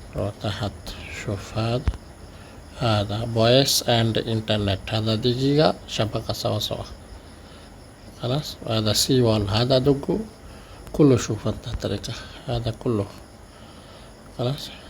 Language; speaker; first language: Arabic; non-native, learner; Bangla